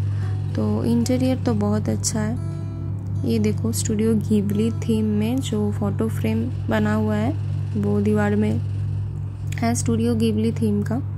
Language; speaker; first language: Hindi; non-native, local second language; Bangla